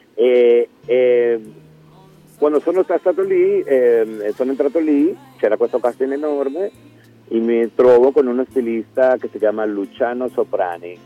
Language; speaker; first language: Italian; non-native, fluent; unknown